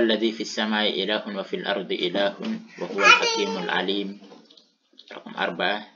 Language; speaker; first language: Arabic; non-native, fluent; Indonesian